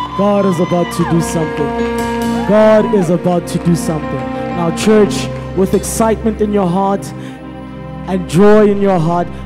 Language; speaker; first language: English; non-native, local second language; Zulu